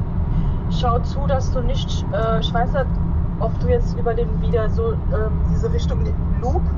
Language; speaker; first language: German; native; German